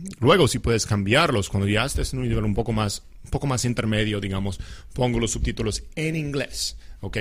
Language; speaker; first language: Spanish; non-native, fluent; English